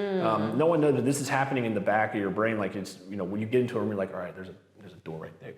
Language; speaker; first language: English; native; English